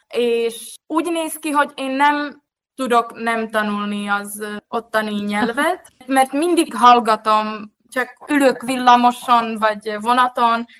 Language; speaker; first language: Hungarian; non-native, fluent; Czech